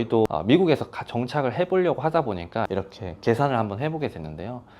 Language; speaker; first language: Korean; non-native, local second language; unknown